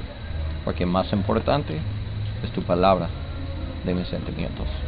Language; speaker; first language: Spanish; non-native, learner; English